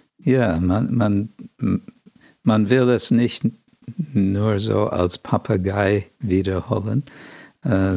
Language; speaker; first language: German; non-native, fluent; English